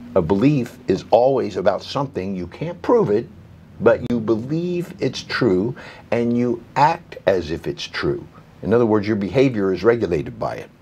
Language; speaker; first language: English; native; English